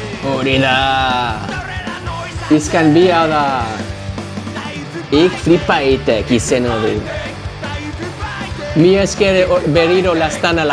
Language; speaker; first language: Basque; non-native, learner; English